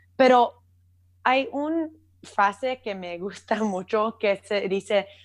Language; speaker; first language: Spanish; early bilingual, heritage; Spanish